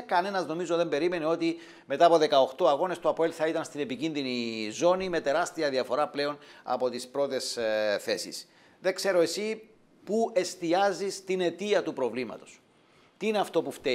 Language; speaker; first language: Greek; native; Greek